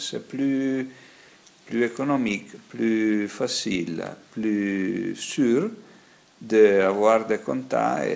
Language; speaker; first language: French; non-native, fluent; Italian